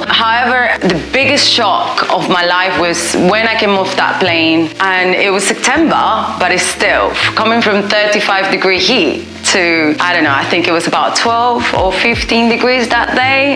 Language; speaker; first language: English; non-native, fluent; Spanish